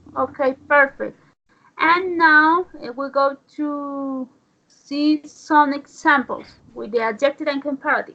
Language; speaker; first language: English; non-native, learner; Spanish